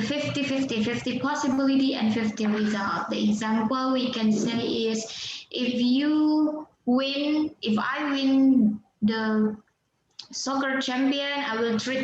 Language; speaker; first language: English; non-native, fluent; Indonesian